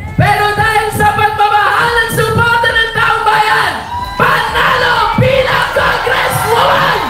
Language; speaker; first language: Filipino; native; Filipino